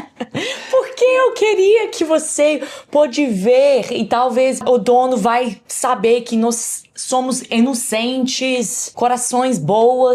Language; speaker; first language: Portuguese; non-native, learner; English